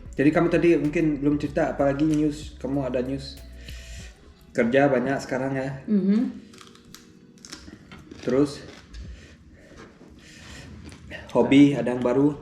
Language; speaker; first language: Indonesian; early bilingual, heritage; German